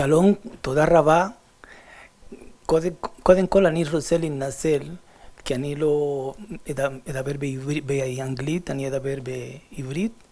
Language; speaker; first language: Hebrew; non-native, fluent; Spanish